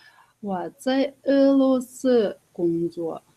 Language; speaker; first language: Chinese; non-native, learner; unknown